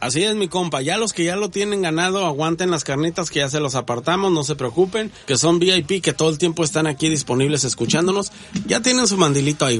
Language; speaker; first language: Spanish; native; Spanish